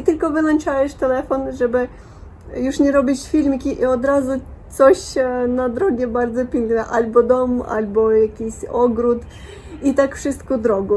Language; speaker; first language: Polish; non-native, learner; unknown